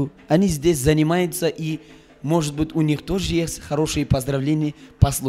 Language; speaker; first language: Russian; non-native, local second language; Uzbek